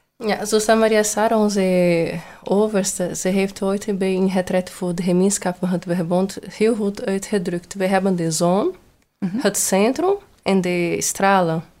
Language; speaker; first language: Dutch; non-native, fluent; Portuguese